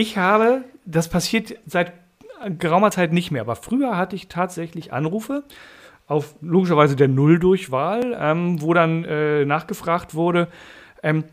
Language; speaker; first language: German; native; German